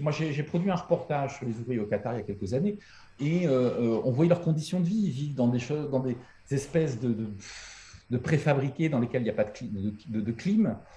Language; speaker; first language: French; native; French